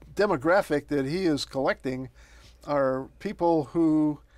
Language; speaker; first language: English; native; English